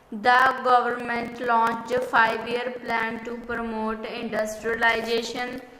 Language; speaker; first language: English; non-native, local second language; Punjabi